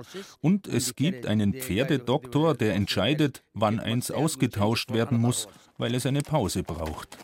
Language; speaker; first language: German; native; German